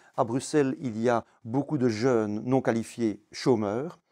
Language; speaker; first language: French; native; French